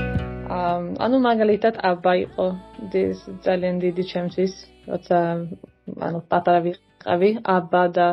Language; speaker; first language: Georgian; non-native, fluent; Swedish